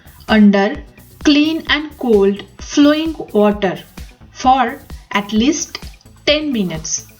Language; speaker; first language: English; non-native, local second language; Marathi